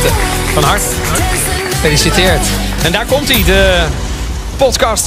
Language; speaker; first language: Dutch; native; Dutch